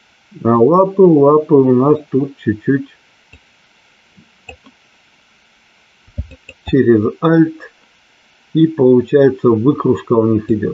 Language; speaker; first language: Russian; native; Russian